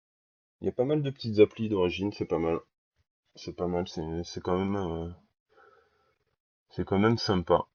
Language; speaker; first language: French; native; French